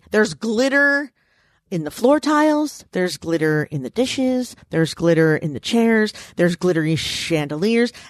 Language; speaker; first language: English; native; English